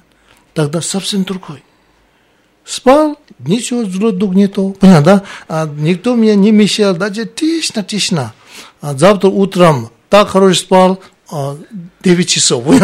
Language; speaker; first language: Russian; non-native, learner; Tibetan